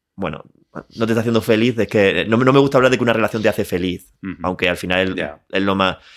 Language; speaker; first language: Spanish; native; Spanish